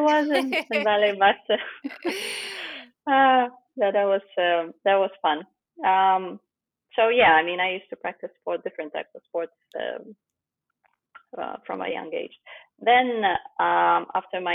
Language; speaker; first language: English; non-native, fluent; Ukrainian